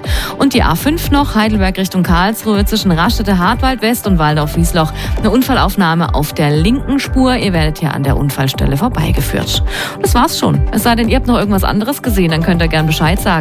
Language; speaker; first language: German; native; German